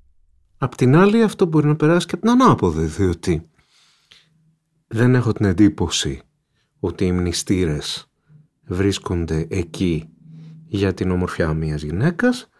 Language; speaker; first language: Greek; native; Greek